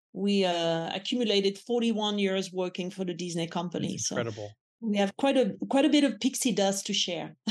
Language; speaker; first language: English; non-native, fluent; French